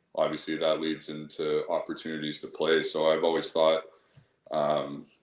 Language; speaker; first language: English; native; English